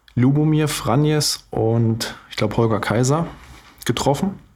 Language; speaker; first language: German; native; German